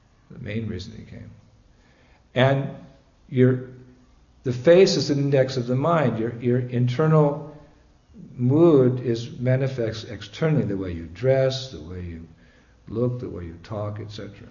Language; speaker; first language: English; native; English